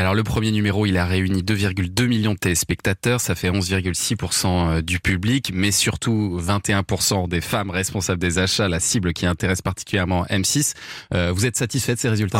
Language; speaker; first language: French; native; French